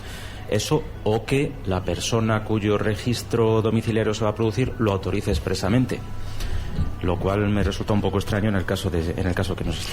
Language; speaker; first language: Spanish; native; Spanish